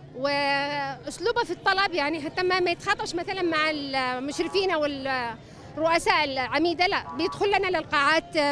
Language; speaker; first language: Arabic; native; Arabic